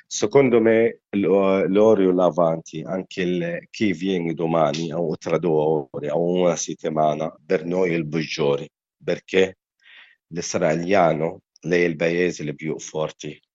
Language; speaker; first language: Italian; non-native, learner; Arabic